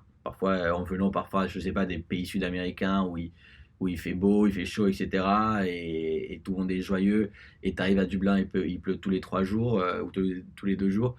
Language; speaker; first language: French; early bilingual, other home language; Spanish